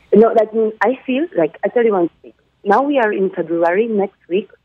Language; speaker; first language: English; non-native, fluent; Polish